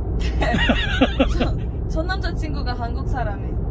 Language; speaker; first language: Korean; non-native, learner; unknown